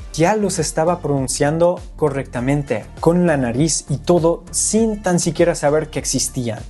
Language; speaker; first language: Spanish; non-native, fluent; English